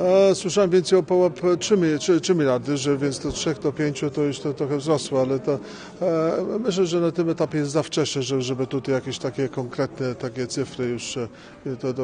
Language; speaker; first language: Polish; early bilingual, heritage; English